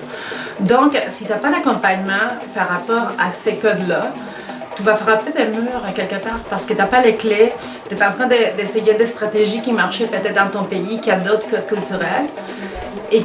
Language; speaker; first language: French; non-native, fluent; Spanish